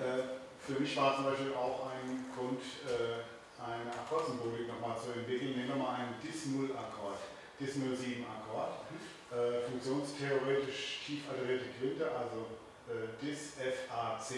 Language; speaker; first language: German; native; German